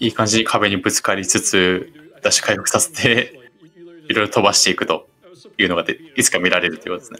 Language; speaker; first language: Japanese; native; Japanese